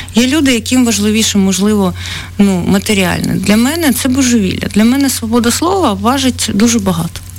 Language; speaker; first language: Ukrainian; native; Ukrainian